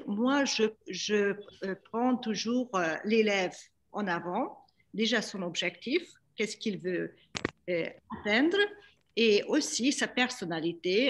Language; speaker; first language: French; non-native, fluent; Hungarian